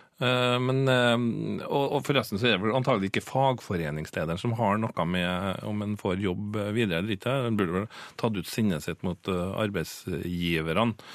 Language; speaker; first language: Norwegian; native; Norwegian